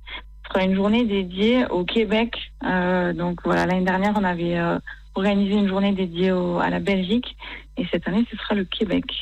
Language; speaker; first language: French; native; French